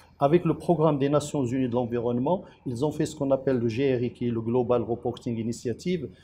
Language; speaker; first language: French; non-native, local second language; Arabic